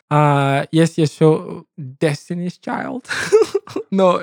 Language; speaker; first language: English; native; English